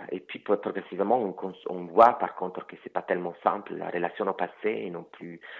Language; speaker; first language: French; non-native, fluent; Italian